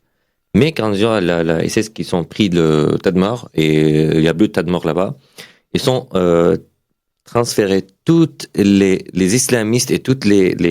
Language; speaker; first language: French; non-native, learner; Arabic